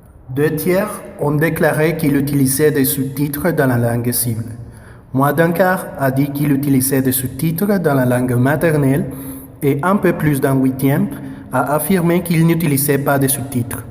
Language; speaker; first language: French; non-native, learner; Spanish